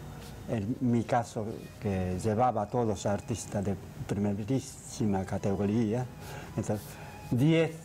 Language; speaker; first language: Spanish; non-native, fluent; Japanese